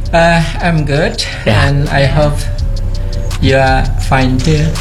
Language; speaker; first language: English; non-native, fluent; Indonesian